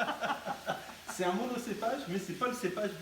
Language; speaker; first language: French; native; French